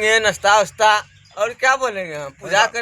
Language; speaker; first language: Hindi; native; Hindi